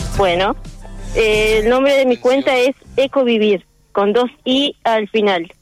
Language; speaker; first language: Spanish; non-native, local second language; Russian